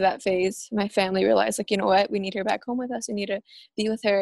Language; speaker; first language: English; early bilingual, other home language; Spanish